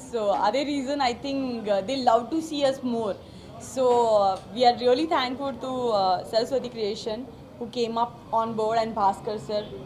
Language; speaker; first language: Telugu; non-native, local second language; Gujarati